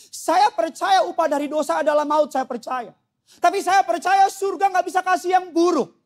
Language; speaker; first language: Indonesian; native; Indonesian